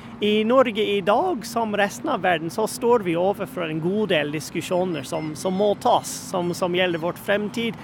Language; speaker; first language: Norwegian; non-native, fluent; English